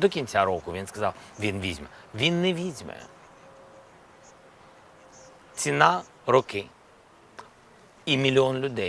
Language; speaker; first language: Ukrainian; non-native, local second language; Russian